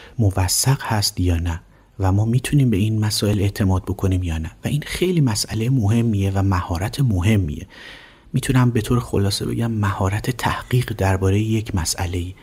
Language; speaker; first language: Persian; native; Persian